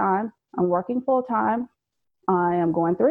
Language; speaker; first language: English; native; English